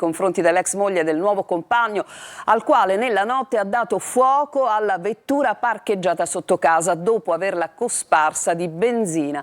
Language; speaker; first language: Italian; native; Italian